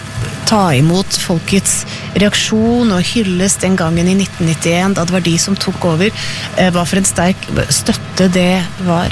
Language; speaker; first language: Norwegian; native; Norwegian